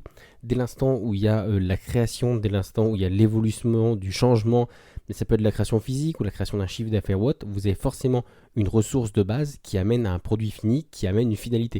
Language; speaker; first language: French; native; French